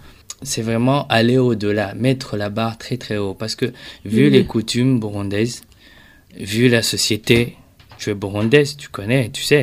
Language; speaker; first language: French; non-native, local second language; Rundi